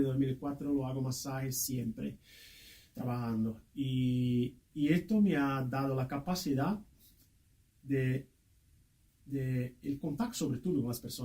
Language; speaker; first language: Spanish; non-native, fluent; Portuguese